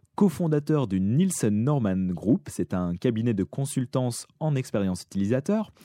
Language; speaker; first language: French; native; French